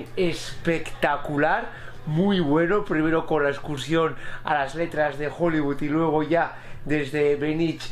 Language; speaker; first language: Spanish; native; Spanish